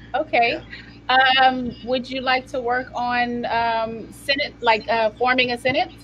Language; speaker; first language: English; native; English